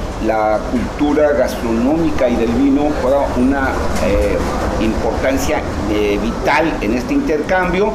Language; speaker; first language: Spanish; native; Spanish